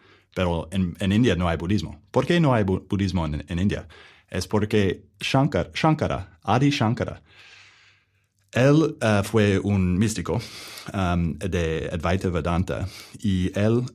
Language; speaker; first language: Spanish; non-native, learner; English